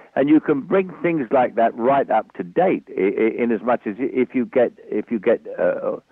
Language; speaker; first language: English; native; English